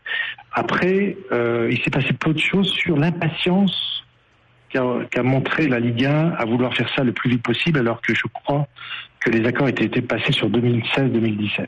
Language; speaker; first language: French; native; French